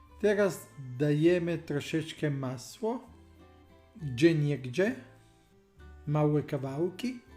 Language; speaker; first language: Polish; non-native, learner; Italian